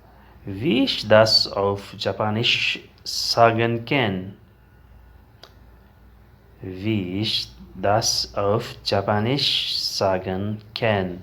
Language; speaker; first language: German; non-native, learner; Urdu